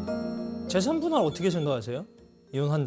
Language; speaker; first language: Korean; native; Korean